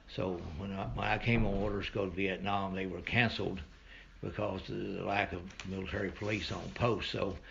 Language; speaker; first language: English; native; English